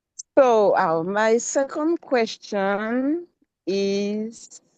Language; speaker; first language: English; non-native, learner; French